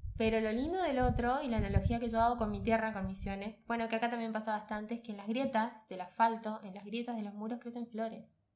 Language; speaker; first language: Spanish; native; Spanish